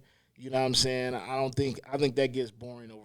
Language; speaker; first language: English; native; English